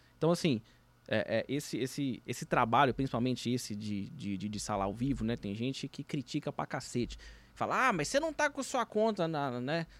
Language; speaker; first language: Portuguese; native; Portuguese